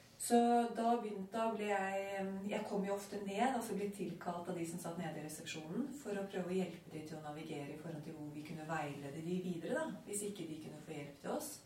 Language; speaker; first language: Norwegian; native; Norwegian